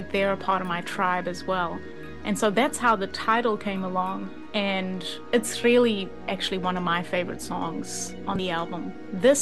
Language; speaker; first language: English; native; English